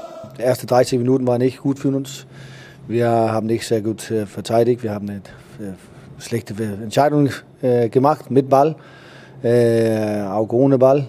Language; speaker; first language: German; non-native, learner; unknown